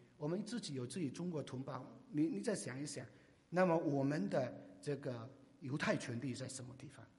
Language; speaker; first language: Chinese; non-native, local second language; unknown